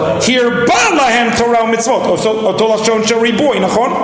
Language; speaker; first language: Hebrew; non-native, fluent; English